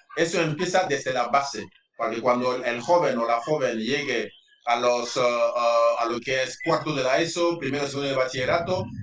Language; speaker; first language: Spanish; non-native, fluent; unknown